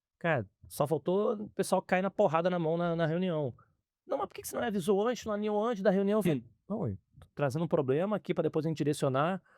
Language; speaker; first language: Portuguese; native; Portuguese